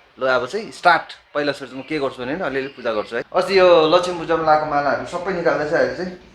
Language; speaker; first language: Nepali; native; Nepali